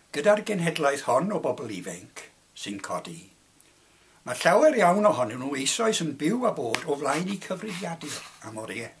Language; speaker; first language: Welsh; non-native, local second language; English